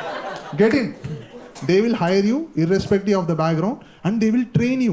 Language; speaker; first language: English; non-native, local second language; Tamil